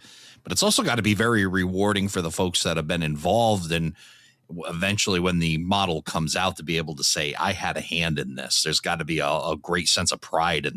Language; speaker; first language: English; native; English